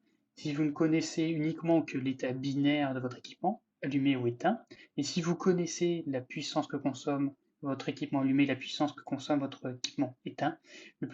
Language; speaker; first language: French; native; French